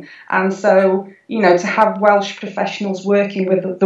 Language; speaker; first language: English; non-native, local second language; Welsh